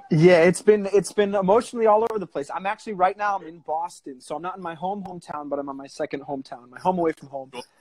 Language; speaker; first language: English; native; English